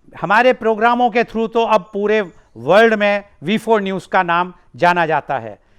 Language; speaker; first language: Hindi; native; Hindi